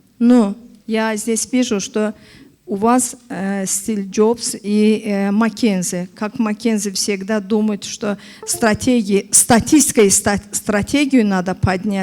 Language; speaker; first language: Russian; non-native, learner; Azerbaijani